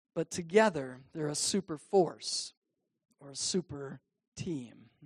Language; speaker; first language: English; native; English